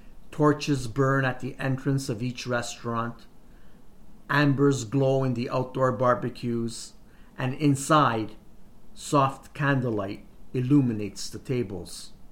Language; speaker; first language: English; early bilingual, other home language; Italian